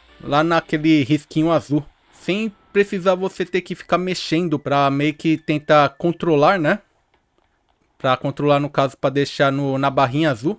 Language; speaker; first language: Portuguese; native; Portuguese